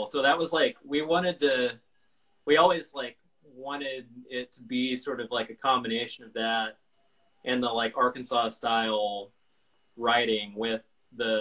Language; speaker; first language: English; native; English